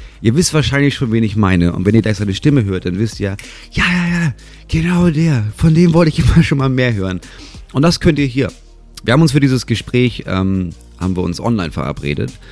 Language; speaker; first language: German; native; German